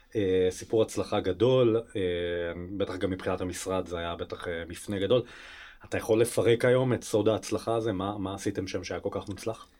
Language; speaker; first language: Hebrew; native; Hebrew